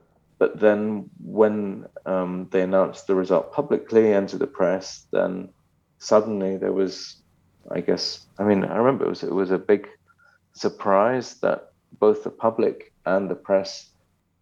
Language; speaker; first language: English; native; English